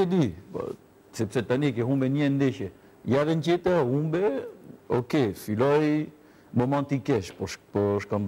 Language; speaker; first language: Albanian; non-native, learner; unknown